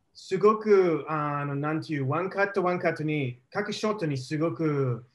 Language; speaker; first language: Japanese; non-native, fluent; English